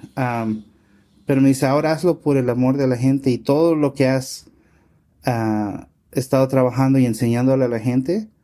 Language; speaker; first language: Spanish; early bilingual, heritage; Spanish